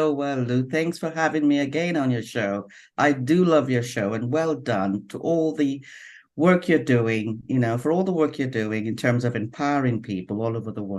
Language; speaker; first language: English; non-native, local second language; Yoruba